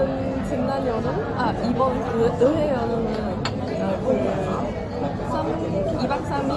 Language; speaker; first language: Korean; non-native, learner; Cantonese